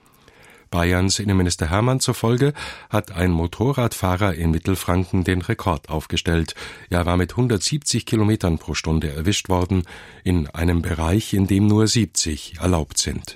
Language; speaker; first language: German; native; German